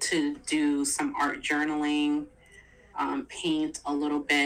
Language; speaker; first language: English; native; English